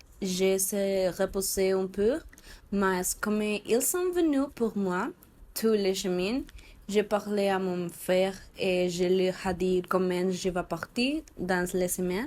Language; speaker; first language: French; non-native, learner; Spanish